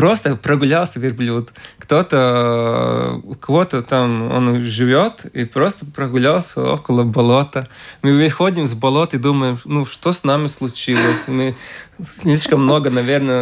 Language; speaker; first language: Russian; non-native, local second language; Latvian